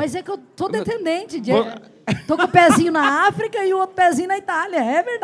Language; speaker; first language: Portuguese; native; Portuguese